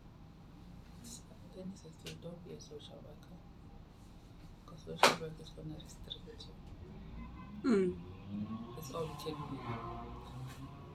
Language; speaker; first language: English; non-native, local second language; Tswana